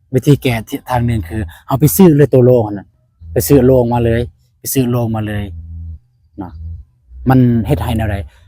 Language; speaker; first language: Lao; non-native, local second language; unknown